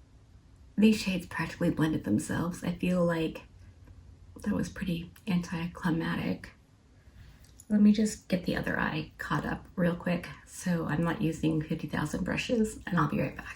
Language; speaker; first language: English; native; English